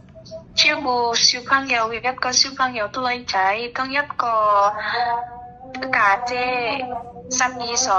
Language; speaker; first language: Cantonese; non-native, learner; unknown